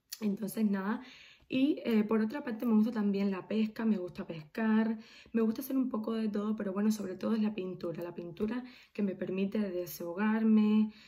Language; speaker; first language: Spanish; native; Spanish